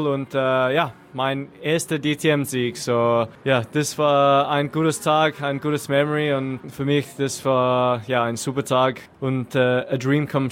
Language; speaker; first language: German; non-native, learner; English